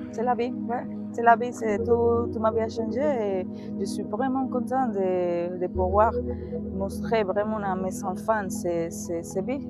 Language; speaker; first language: French; non-native, learner; Spanish